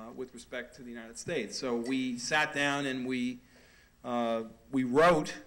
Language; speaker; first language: English; native; English